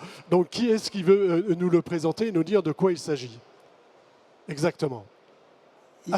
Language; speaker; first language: French; native; French